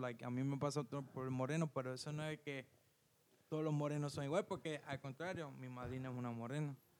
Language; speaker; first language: Spanish; early bilingual, heritage; Spanish